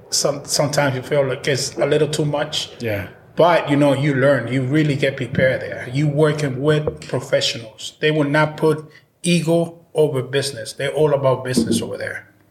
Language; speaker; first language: English; non-native, fluent; Spanish